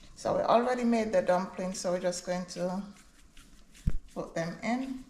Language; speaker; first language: English; non-native, local second language; Jamaican Creole English